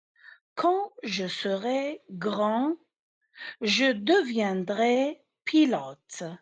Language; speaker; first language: French; non-native, fluent; Arabic